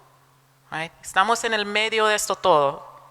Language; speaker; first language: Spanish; non-native, fluent; Portuguese